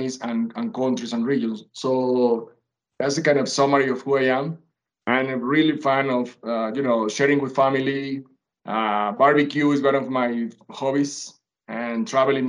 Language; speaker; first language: English; non-native, fluent; Spanish